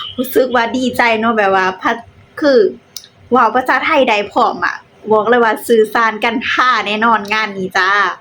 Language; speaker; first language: Thai; native; Thai